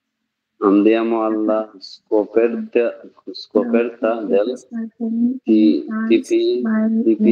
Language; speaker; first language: Italian; non-native, learner; Bangla